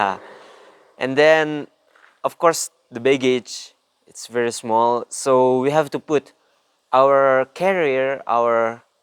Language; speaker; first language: English; non-native, learner; Indonesian